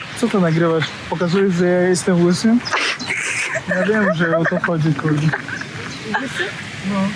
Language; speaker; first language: Polish; non-native, learner; Russian